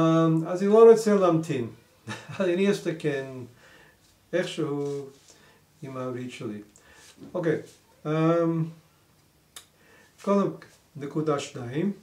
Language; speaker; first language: Hebrew; non-native, fluent; English